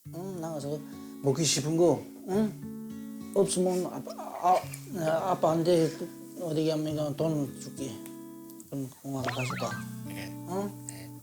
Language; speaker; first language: Korean; early bilingual, heritage; Korean